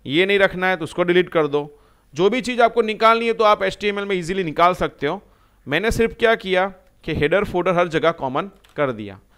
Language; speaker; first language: Hindi; non-native, local second language; Gujarati